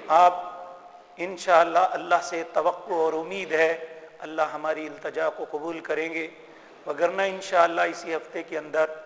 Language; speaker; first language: Urdu; native; Urdu